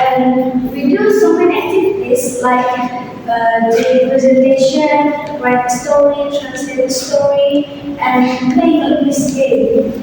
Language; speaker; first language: English; non-native, learner; Indonesian